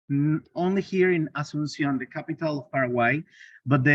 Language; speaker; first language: English; non-native, learner; Spanish